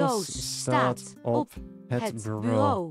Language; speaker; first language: Dutch; non-native, learner; English